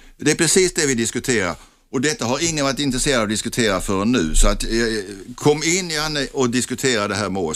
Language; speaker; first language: Swedish; native; Swedish